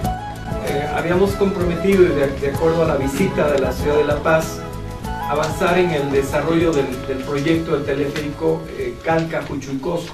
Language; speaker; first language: Spanish; native; Spanish